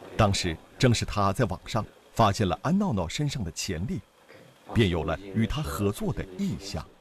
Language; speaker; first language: Chinese; native; Chinese